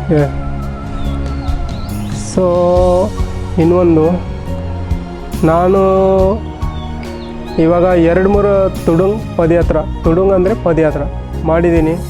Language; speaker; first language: Kannada; non-native, local second language; Marathi